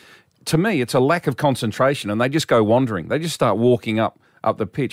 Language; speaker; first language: English; native; English